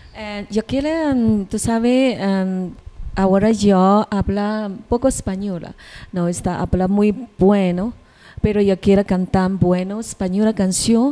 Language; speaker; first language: Spanish; non-native, learner; Chinese